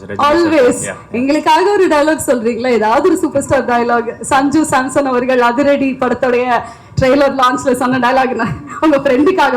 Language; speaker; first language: Tamil; native; Tamil